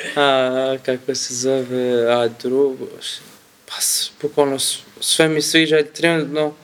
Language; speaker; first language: Serbian; non-native, learner; Kurdish